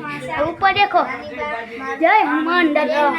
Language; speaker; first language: Hindi; non-native, local second language; Gujarati